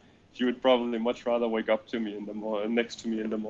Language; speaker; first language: English; non-native, fluent; Danish